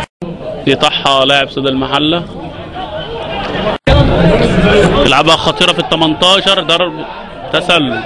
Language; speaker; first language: Arabic; native; Arabic